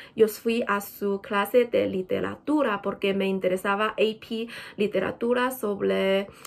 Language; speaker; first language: Spanish; non-native, fluent; Chinese